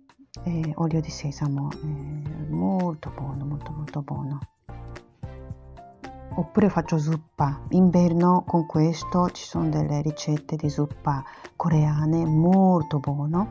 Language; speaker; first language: Italian; non-native, learner; Japanese